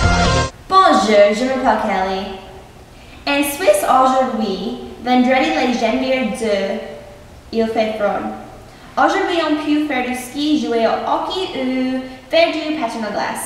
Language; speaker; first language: French; non-native, learner; English